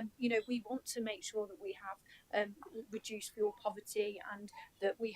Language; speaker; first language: English; native; English